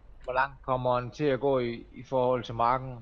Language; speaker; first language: Danish; native; Danish